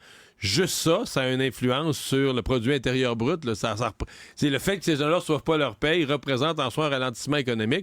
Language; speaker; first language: French; native; French